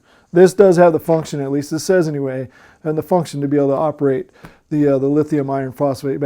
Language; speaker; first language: English; native; English